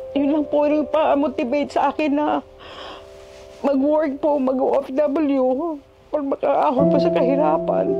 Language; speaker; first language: Filipino; non-native, local second language; Cebuano